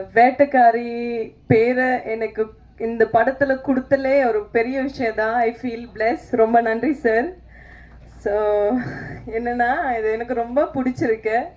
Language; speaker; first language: Tamil; non-native, fluent; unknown